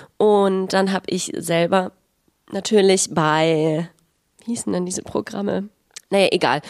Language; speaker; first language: German; native; German